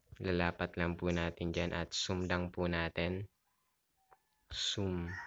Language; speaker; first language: Filipino; native; Filipino